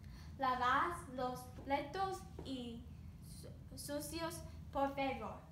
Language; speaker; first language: Spanish; non-native, learner; English